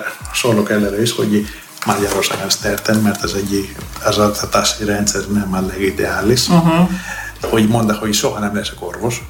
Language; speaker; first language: Hungarian; non-native, fluent; Greek